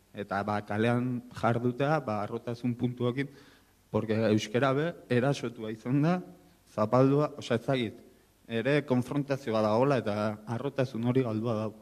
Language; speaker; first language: Basque; non-native, local second language; Spanish